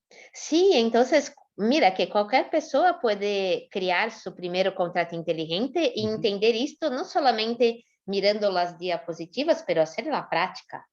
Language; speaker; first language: Spanish; non-native, fluent; Portuguese